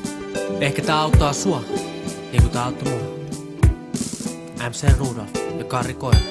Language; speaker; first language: Finnish; native; Finnish